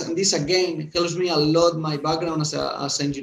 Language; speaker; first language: English; non-native, fluent; Spanish